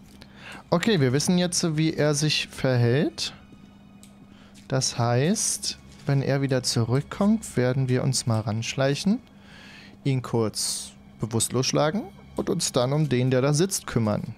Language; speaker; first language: German; native; German